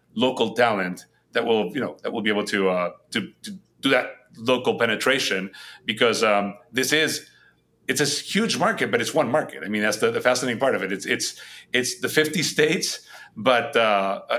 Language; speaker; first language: English; non-native, fluent; Spanish